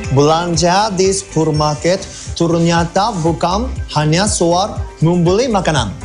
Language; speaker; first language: Indonesian; non-native, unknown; Japanese